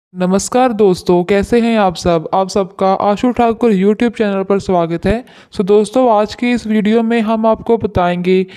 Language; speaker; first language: Hindi; non-native, local second language; Punjabi